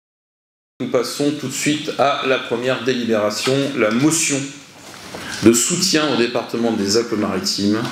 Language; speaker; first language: French; native; French